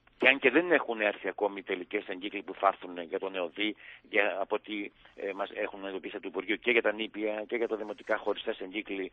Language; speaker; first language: Greek; native; Greek